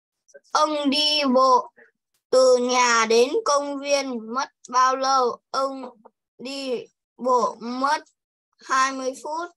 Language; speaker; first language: Vietnamese; early bilingual, heritage; Vietnamese